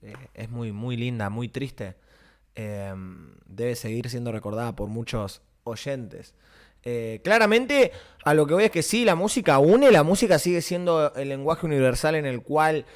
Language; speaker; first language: Spanish; native; Spanish